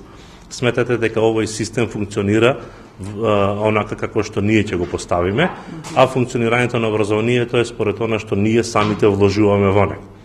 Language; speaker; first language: Macedonian; native; Macedonian